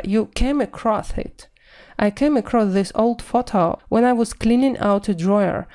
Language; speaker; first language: English; non-native, fluent; Russian